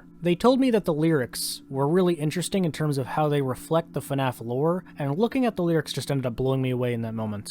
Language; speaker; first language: English; native; English